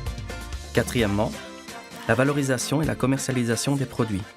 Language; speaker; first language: French; native; French